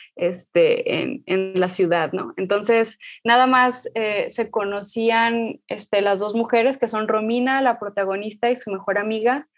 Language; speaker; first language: Spanish; native; Spanish